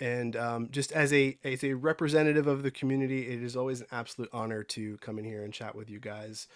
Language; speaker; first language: English; native; English